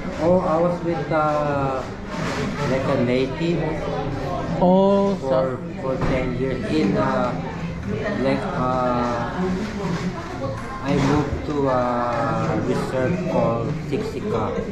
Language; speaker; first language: English; non-native, local second language; Filipino